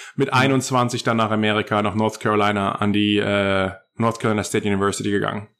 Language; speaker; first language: German; native; German